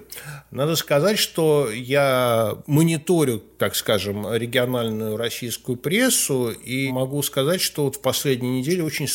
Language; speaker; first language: Russian; native; Russian